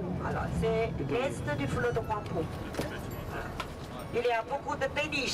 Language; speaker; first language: French; non-native, fluent; Chinese